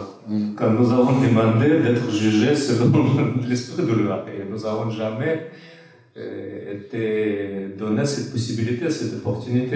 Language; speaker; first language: French; non-native, fluent; Russian